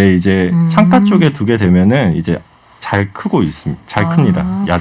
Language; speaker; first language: Korean; native; Korean